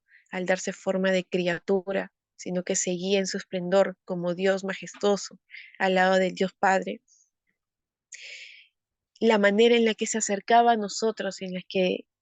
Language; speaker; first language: Spanish; native; Spanish